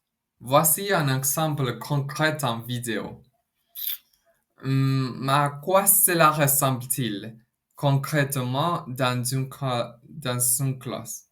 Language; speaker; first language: French; non-native, fluent; Spanish